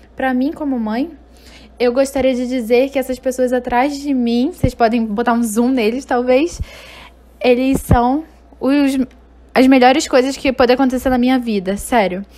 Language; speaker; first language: Portuguese; non-native, fluent; English